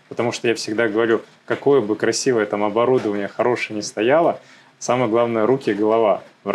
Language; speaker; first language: Russian; native; Russian